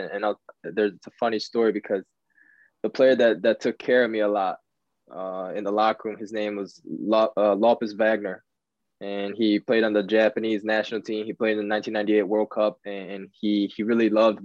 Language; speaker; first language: English; early bilingual, other home language; Japanese